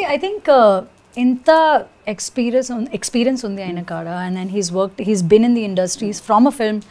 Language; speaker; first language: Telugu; non-native, learner; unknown